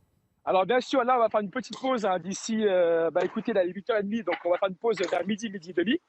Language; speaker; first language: French; native; French